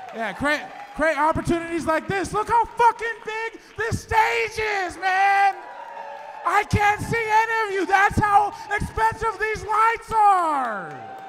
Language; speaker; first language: English; native; English